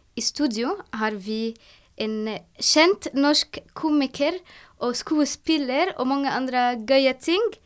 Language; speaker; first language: Norwegian; non-native, fluent; Arabic